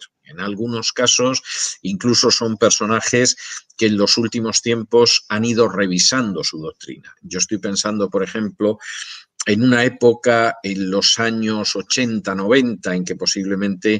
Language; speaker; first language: Spanish; native; Spanish